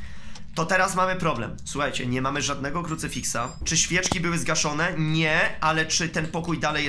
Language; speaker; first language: Polish; native; Polish